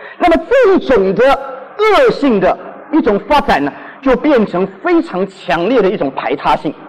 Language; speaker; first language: Chinese; non-native, local second language; Cantonese